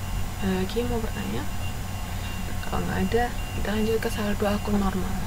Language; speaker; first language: Indonesian; native; Indonesian